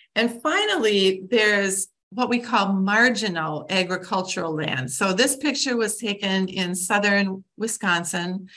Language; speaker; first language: English; native; English